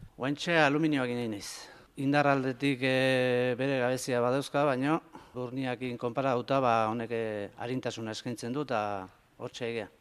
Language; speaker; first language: Basque; native; Basque